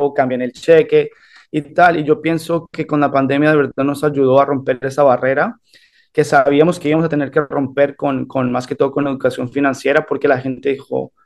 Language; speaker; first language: Spanish; early bilingual, heritage; Spanish